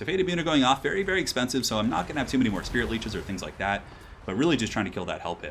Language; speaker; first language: English; native; English